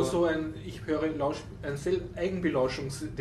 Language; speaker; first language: German; native; German